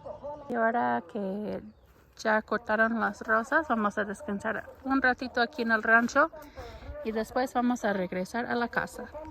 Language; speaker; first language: Spanish; non-native, learner; English